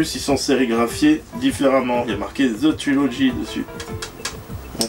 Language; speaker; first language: French; native; French